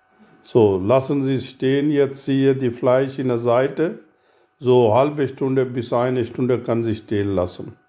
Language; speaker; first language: German; non-native, learner; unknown